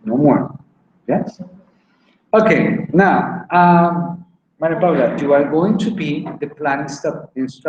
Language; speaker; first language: English; non-native, fluent; Spanish